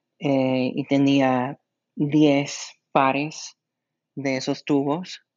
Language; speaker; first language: Spanish; non-native, fluent; English